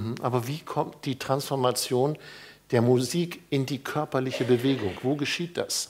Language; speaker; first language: German; native; German